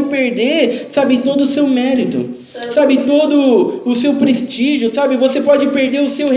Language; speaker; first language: Portuguese; native; Portuguese